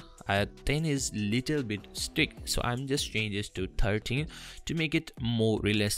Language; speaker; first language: English; non-native, fluent; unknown